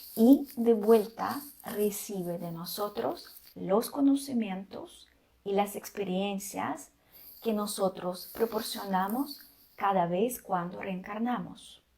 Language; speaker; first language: Spanish; non-native, fluent; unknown